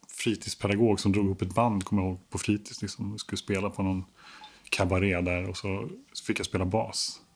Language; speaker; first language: Swedish; native; Swedish